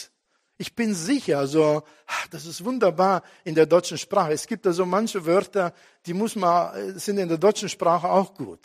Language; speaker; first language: German; non-native, fluent; Italian